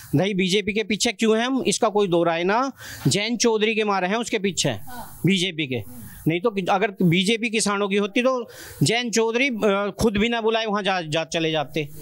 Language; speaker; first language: Hindi; native; Hindi